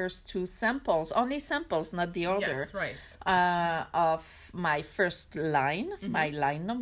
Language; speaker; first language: English; non-native, fluent; French